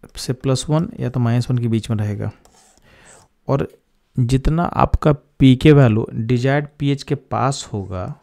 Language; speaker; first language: Hindi; native; Hindi